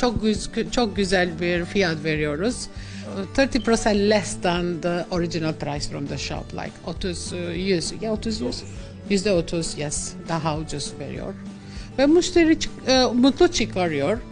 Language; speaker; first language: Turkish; non-native, learner; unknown